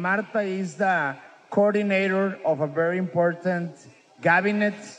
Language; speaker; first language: English; non-native, fluent; Spanish